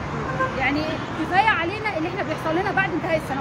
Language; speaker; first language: Arabic; native; Arabic